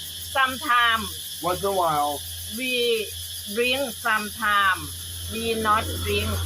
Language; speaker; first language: English; non-native, learner; Thai